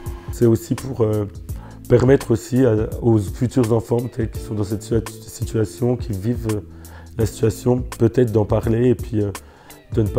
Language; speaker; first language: French; native; French